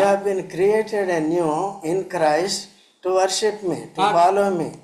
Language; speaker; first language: English; non-native, local second language; Telugu